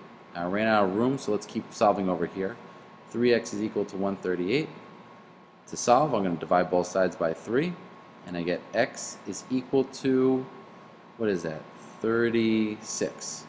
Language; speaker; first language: English; native; English